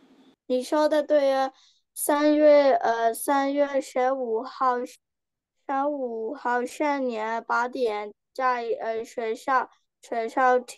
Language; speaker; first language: Chinese; non-native, learner; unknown